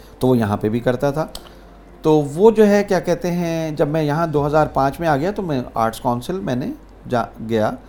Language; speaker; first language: Urdu; native; Urdu